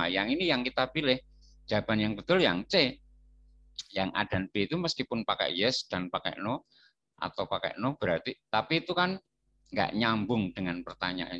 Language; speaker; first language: Indonesian; non-native, local second language; Javanese